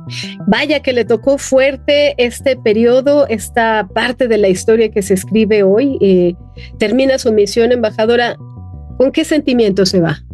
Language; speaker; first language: Spanish; native; Spanish